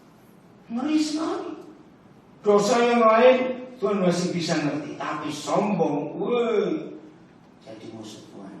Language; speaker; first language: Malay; non-native, local second language; Javanese